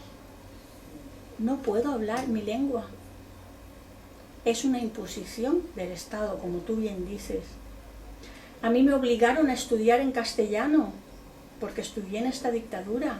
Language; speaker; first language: Spanish; non-native, local second language; Catalan